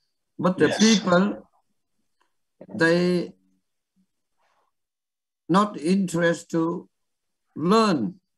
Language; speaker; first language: English; non-native, learner; Vietnamese